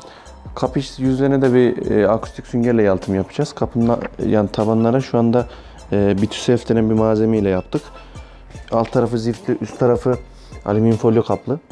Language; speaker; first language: Turkish; native; Turkish